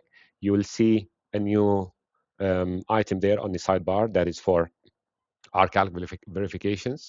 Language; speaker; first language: English; non-native, fluent; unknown